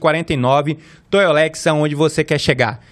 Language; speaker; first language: Portuguese; native; Portuguese